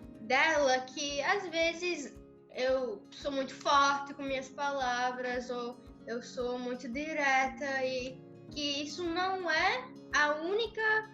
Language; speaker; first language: Portuguese; early bilingual, other home language; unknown